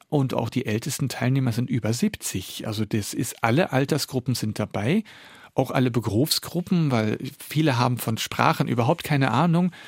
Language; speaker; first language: German; early bilingual, other home language; Dutch